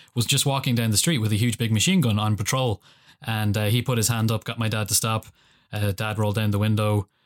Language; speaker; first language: English; native; English